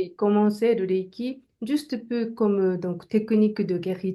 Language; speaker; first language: French; non-native, learner; Japanese